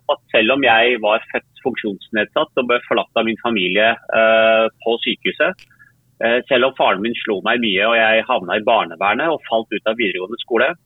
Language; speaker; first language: Norwegian; early bilingual, other home language; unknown